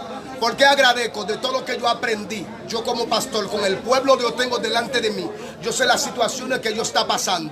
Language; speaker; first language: Spanish; non-native, learner; Haitian Creole